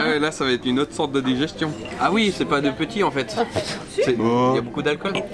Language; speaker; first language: French; native; French